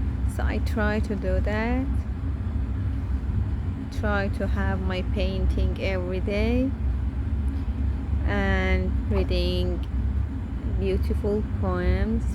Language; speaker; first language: English; non-native, learner; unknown